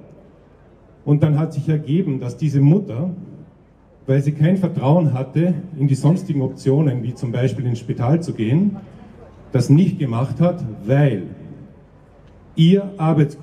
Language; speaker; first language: German; native; German